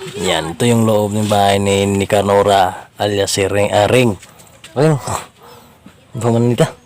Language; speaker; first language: Filipino; non-native, local second language; Cebuano